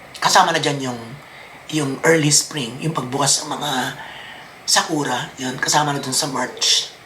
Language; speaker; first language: Filipino; native; Filipino